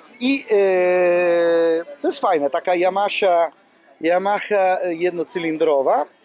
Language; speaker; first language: Polish; non-native, fluent; Italian